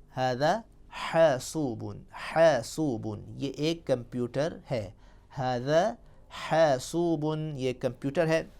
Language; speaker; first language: Urdu; non-native, local second language; Punjabi